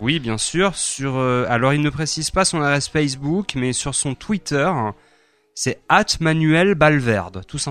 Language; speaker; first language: French; native; French